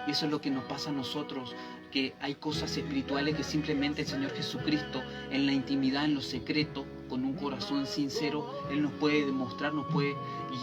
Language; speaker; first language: Spanish; native; Spanish